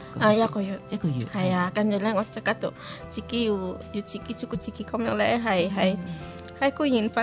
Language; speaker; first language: Chinese; non-native, learner; Indonesian